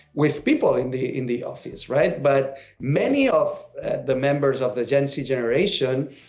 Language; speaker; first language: English; non-native, fluent; Spanish